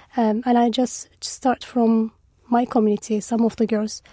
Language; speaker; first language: English; non-native, fluent; Turkish